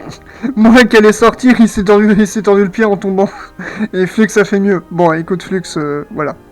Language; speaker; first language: French; native; French